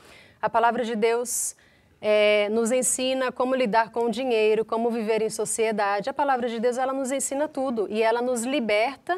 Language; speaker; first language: Portuguese; native; Portuguese